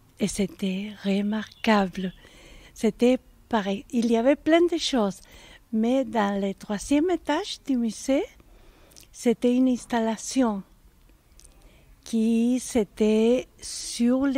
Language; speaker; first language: French; non-native, fluent; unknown